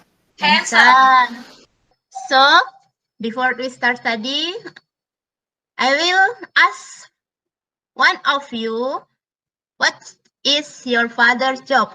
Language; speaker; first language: English; non-native, learner; Indonesian